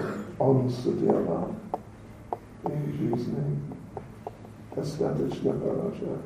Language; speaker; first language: Russian; non-native, learner; English